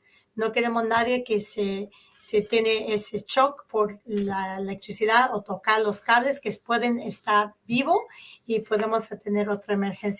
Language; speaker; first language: Spanish; early bilingual, heritage; Spanish